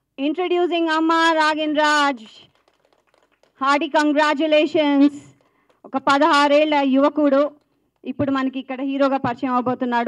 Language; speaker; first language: Telugu; native; Telugu